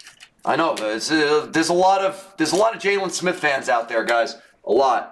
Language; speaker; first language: English; native; English